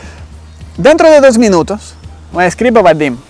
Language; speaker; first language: Spanish; non-native, learner; Ukrainian